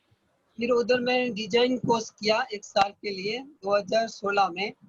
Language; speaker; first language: Hindi; non-native, local second language; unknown